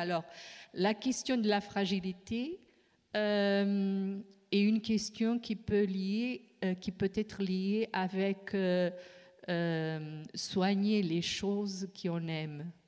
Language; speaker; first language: French; non-native, fluent; Portuguese